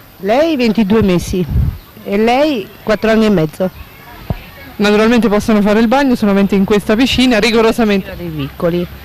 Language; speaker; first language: Italian; native; Italian